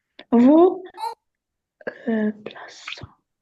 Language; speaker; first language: French; non-native, learner; Arabic